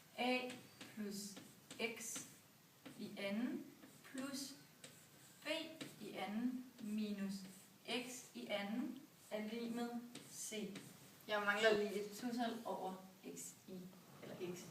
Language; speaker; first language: Danish; native; Danish